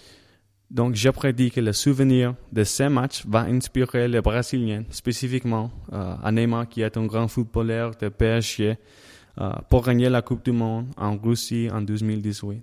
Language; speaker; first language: French; non-native, learner; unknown